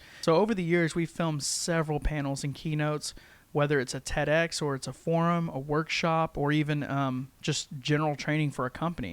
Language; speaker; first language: English; native; English